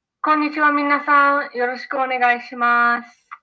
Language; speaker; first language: Japanese; non-native, learner; English